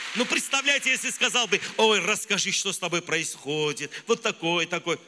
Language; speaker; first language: Russian; non-native, local second language; Armenian